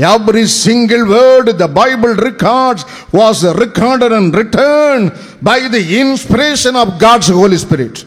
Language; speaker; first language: English; non-native, local second language; Malayalam